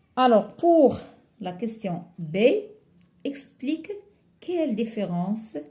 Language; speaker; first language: French; non-native, local second language; Arabic